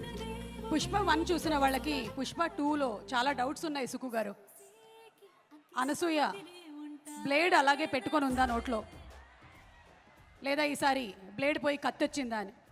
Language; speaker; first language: Telugu; native; Telugu